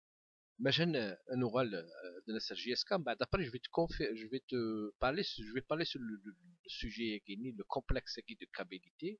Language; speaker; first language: French; non-native, local second language; Kabyle